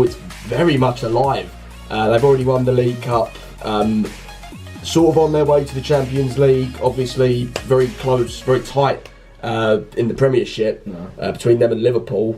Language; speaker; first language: English; native; English